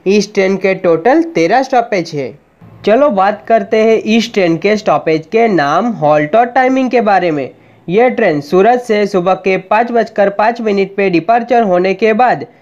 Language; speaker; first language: Hindi; non-native, local second language; Gujarati